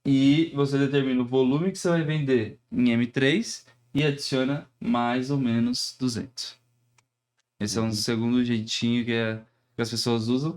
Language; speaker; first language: Portuguese; native; Portuguese